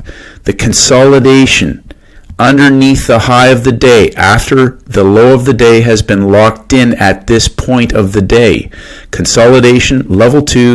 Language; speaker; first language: English; native; English